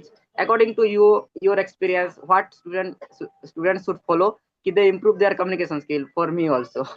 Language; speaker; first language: English; non-native, learner; Odia